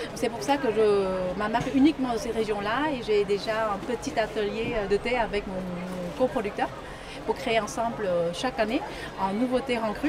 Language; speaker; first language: French; non-native, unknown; Vietnamese